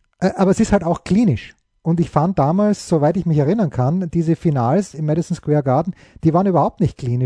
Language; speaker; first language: German; native; German